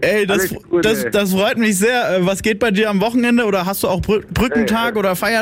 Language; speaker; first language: German; native; German